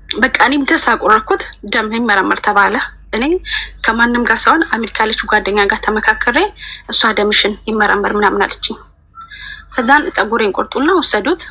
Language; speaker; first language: Amharic; native; Amharic